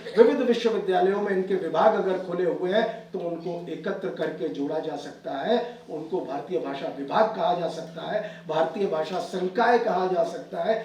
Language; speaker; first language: Hindi; native; Hindi